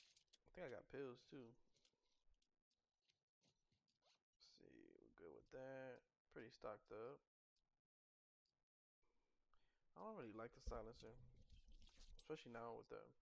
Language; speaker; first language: English; native; English